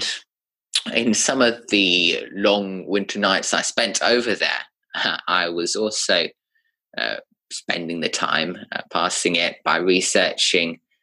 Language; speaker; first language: English; native; English